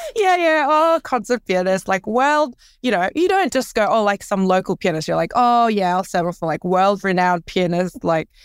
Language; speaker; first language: English; early bilingual, other home language; Korean